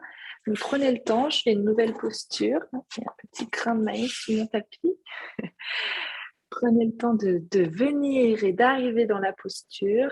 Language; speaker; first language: French; native; French